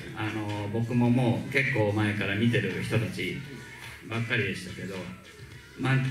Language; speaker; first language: Japanese; native; Japanese